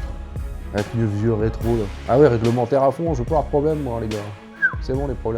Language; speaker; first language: French; native; French